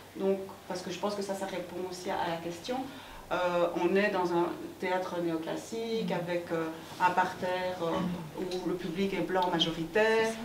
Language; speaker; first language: French; native; French